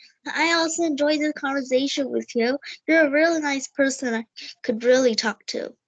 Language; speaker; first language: English; non-native, learner; Hindi